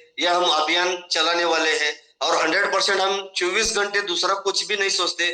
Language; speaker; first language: Hindi; non-native, local second language; Marathi